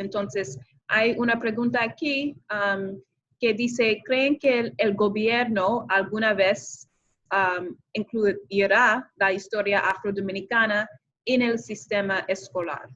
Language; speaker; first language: Spanish; non-native, fluent; English